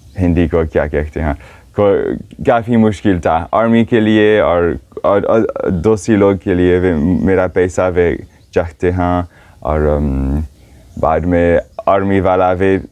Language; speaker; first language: Hindi; non-native, learner; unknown